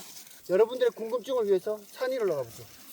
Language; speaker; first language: Korean; native; Korean